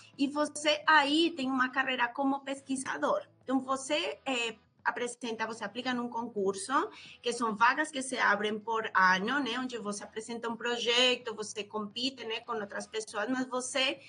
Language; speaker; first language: Portuguese; non-native, fluent; Spanish